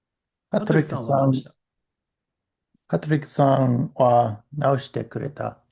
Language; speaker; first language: Japanese; non-native, learner; English